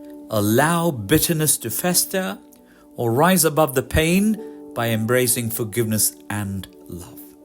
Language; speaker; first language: English; non-native, local second language; Malayalam